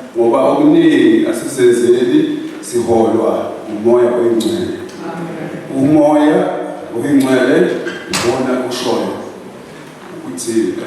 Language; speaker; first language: Zulu; native; Zulu